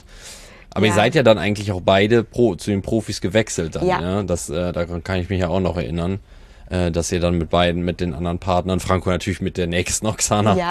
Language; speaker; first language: German; native; German